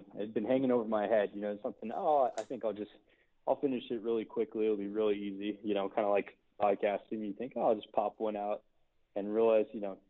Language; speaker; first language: English; native; English